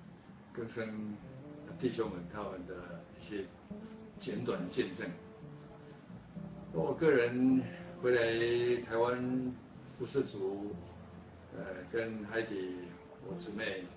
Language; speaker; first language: Chinese; native; Chinese